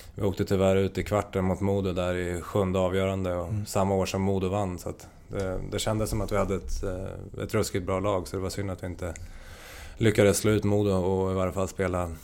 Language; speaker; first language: Swedish; native; Swedish